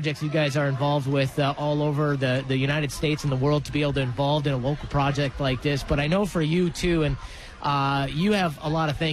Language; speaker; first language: English; native; English